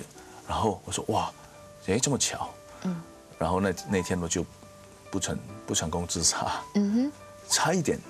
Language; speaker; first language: Chinese; non-native, fluent; Indonesian